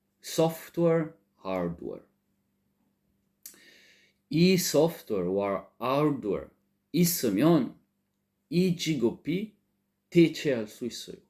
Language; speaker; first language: Korean; non-native, learner; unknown